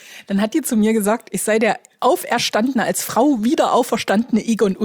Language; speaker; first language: German; native; German